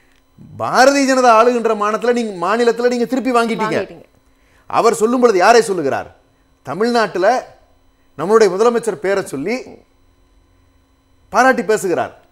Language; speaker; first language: Tamil; native; Tamil